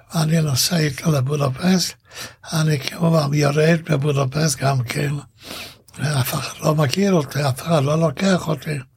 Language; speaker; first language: Hebrew; non-native, fluent; Hungarian